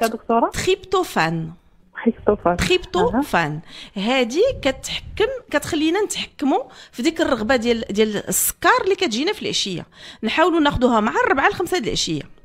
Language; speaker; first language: Arabic; native; Arabic